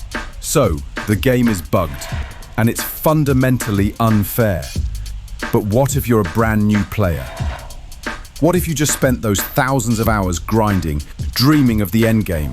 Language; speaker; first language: English; native; English